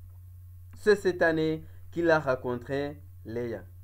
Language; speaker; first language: French; non-native, local second language; Kinyarwanda